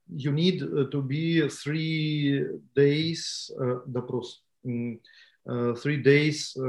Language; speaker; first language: English; non-native, learner; Estonian